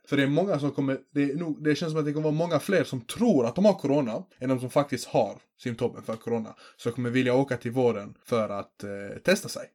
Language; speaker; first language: Swedish; early bilingual, other home language; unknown